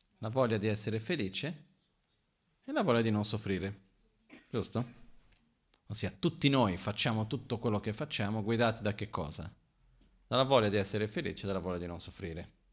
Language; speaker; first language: Italian; non-native, fluent; Portuguese